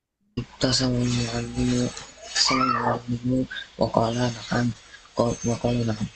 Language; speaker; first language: Arabic; non-native, learner; Bangla